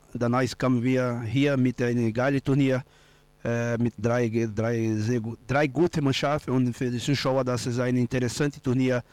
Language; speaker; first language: German; non-native, learner; Portuguese